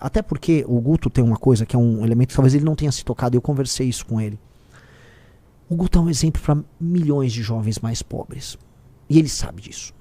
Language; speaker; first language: Portuguese; native; Portuguese